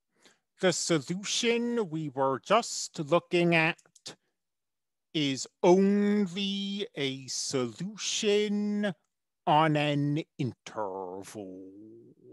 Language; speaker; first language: English; native; English